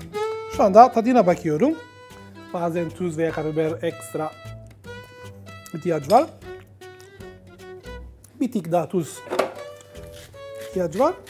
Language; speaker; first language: Turkish; non-native, fluent; Italian